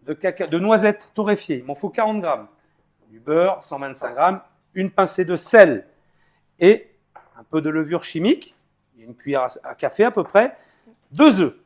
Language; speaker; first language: French; native; French